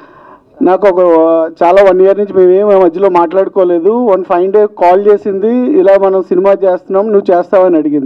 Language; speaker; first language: Telugu; native; Telugu